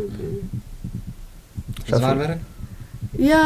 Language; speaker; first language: Dutch; early bilingual, other home language; Somali